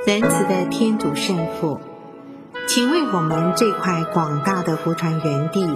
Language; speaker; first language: Chinese; native; Chinese